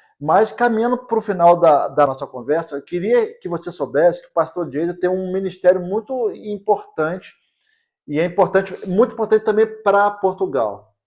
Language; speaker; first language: Portuguese; native; Portuguese